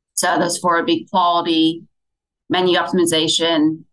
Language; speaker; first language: English; native; English